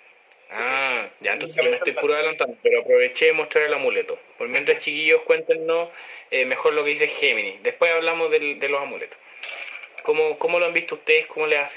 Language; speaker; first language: Spanish; native; Spanish